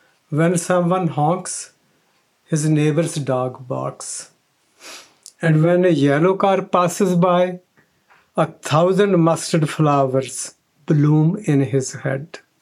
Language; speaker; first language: English; non-native, local second language; Punjabi